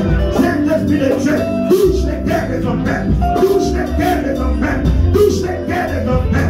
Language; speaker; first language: French; non-native, local second language; Lingala